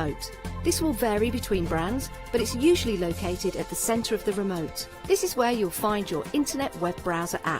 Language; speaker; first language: English; native; English